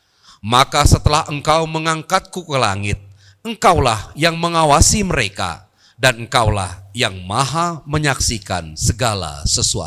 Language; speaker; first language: Indonesian; native; Indonesian